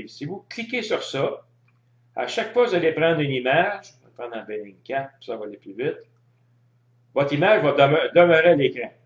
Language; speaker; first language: French; native; French